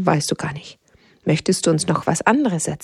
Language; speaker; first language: German; native; German